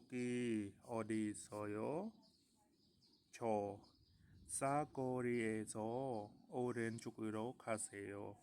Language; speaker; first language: Korean; non-native, learner; Khmer